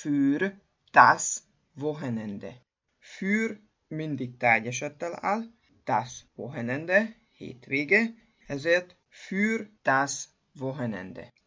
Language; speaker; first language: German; non-native, fluent; Hungarian